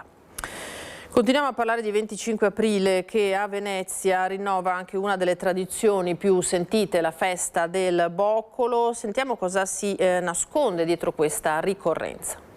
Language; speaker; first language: Italian; native; Italian